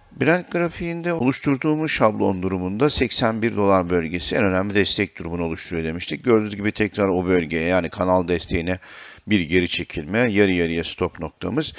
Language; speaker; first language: Turkish; native; Turkish